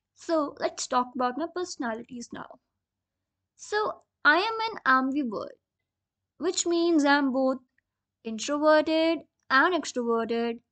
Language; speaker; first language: English; non-native, local second language; Hindi